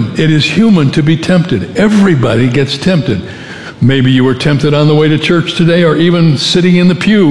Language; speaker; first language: English; native; English